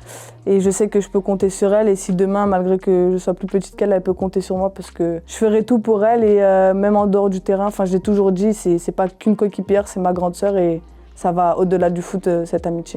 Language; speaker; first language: French; native; French